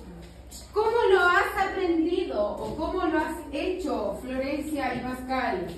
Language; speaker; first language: Spanish; native; Spanish